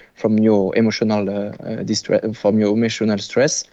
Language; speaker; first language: English; non-native, fluent; French